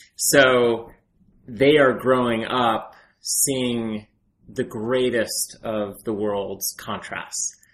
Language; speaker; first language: English; native; English